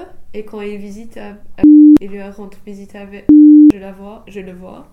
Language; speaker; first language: French; non-native, fluent; English